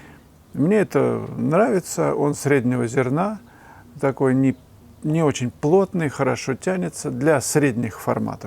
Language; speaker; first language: Russian; native; Russian